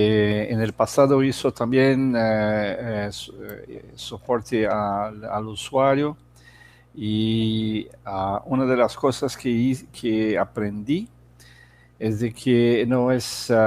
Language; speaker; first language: Spanish; non-native, fluent; Portuguese